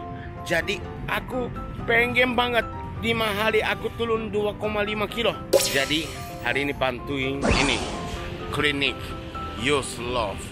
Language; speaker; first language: Indonesian; non-native, learner; Japanese